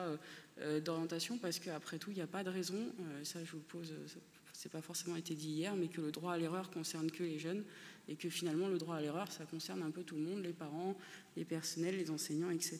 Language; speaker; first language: French; native; French